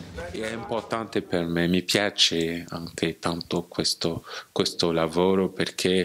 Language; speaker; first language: Italian; non-native, learner; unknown